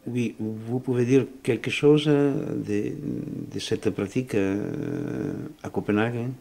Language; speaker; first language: French; non-native, fluent; Italian